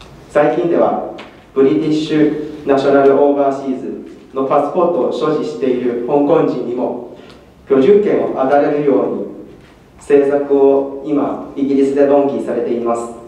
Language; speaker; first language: Japanese; non-native, fluent; Cantonese